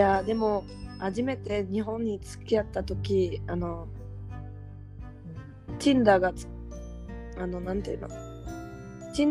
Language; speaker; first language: Japanese; non-native, learner; French